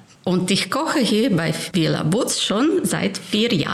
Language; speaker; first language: German; non-native, fluent; Ukrainian